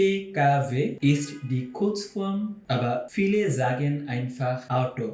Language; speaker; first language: German; non-native, fluent; Bangla